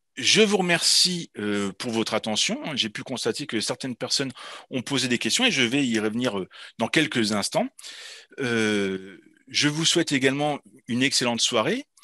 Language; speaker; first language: French; native; French